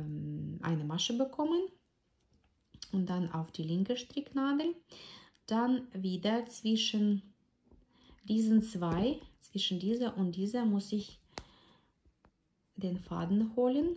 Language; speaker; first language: German; non-native, fluent; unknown